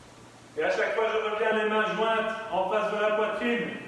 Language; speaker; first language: French; native; French